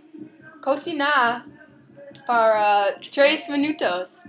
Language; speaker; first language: Spanish; non-native, learner; English